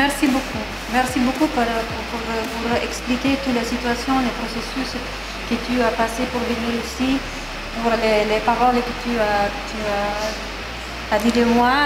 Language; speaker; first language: French; non-native, fluent; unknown